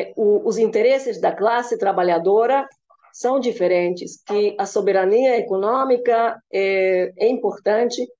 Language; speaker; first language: Portuguese; non-native, fluent; Hungarian